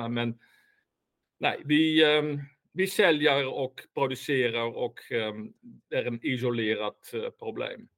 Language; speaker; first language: Swedish; non-native, fluent; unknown